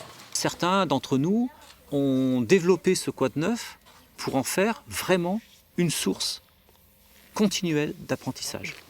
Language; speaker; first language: French; native; French